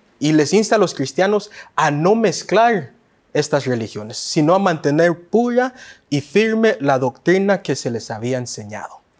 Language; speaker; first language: Spanish; early bilingual, heritage; Spanish